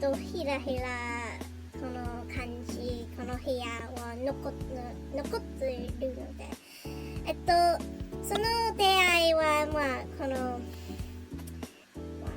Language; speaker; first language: Japanese; non-native, learner; English